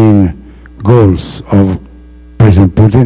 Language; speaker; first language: English; non-native, fluent; Italian